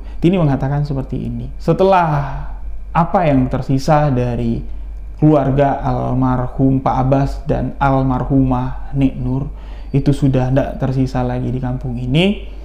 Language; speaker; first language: Indonesian; native; Indonesian